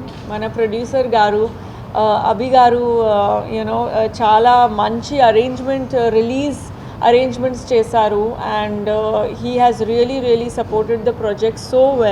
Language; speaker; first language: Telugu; non-native, fluent; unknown